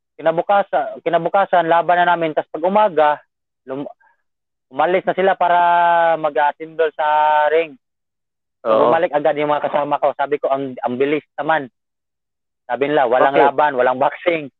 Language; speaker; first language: Filipino; non-native, local second language; Cebuano